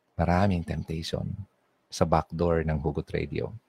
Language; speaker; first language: Filipino; non-native, local second language; Bikol